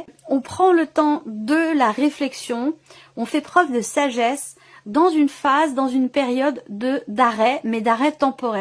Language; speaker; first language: French; native; French